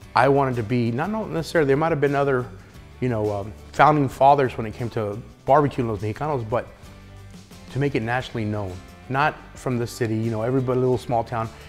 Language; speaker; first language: English; native; English